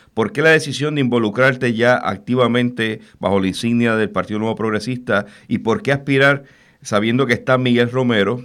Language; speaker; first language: Spanish; native; Spanish